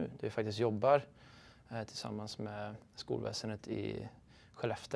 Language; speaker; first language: Swedish; native; Swedish